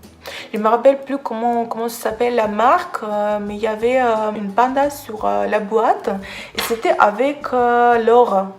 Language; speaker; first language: French; non-native, fluent; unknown